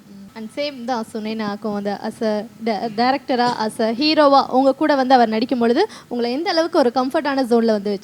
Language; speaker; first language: Tamil; native; Tamil